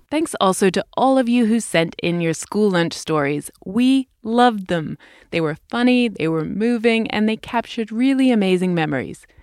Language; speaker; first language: English; native; English